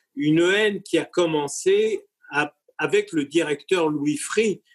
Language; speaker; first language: French; native; French